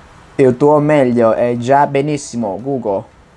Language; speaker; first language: Italian; non-native, fluent; Vietnamese